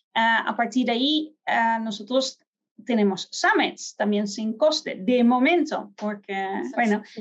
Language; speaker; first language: Spanish; non-native, fluent; Dutch